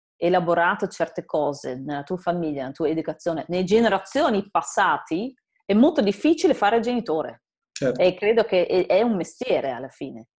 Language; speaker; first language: Italian; non-native, fluent; Dutch